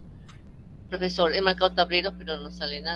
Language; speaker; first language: Spanish; native; Spanish